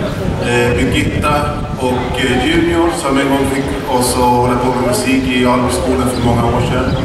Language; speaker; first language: Swedish; early bilingual, other home language; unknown